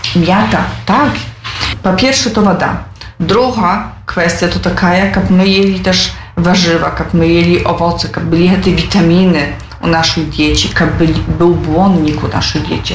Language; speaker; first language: Polish; non-native, local second language; Belarusian